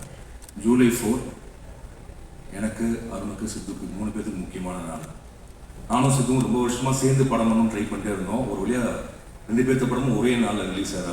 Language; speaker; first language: Tamil; native; Tamil